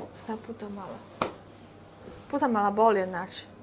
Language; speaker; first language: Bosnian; non-native, learner; Chinese